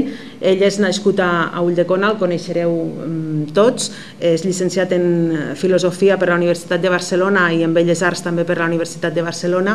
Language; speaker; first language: Catalan; native; Catalan